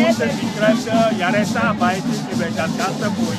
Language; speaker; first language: German; non-native, fluent; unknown